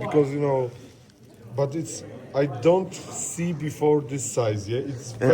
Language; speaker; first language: English; non-native, learner; Polish